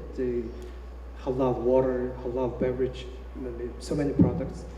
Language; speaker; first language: English; non-native, fluent; Mongolian